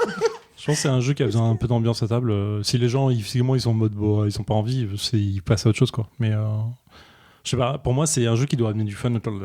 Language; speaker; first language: French; native; French